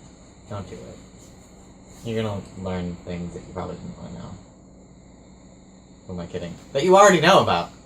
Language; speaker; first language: English; native; English